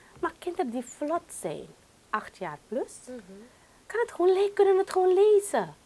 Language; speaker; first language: Dutch; non-native, local second language; Caribbean Hindustani